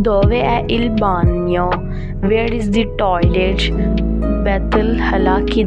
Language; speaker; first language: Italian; non-native, learner; Urdu